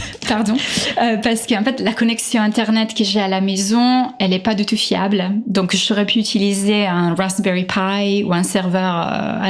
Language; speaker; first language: French; non-native, fluent; Italian